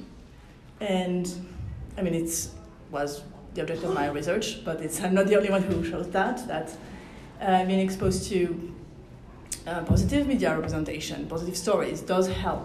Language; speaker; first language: English; non-native, fluent; French